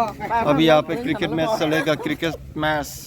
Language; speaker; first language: Hindi; non-native, local second language; Kok Borok